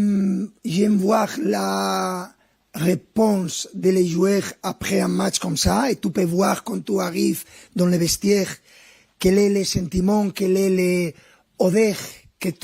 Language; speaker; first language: French; non-native, fluent; Spanish